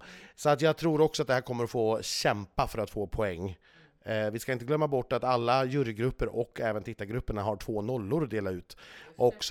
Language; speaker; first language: Swedish; native; Swedish